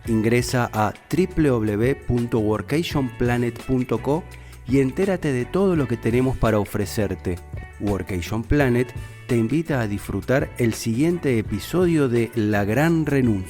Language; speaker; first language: Spanish; native; Spanish